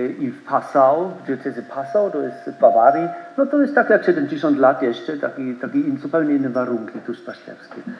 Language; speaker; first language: Polish; non-native, learner; German